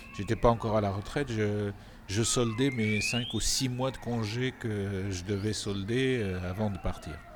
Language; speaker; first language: French; non-native, local second language; Arabic